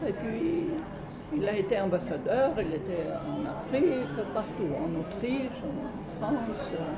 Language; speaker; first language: French; non-native, fluent; Greek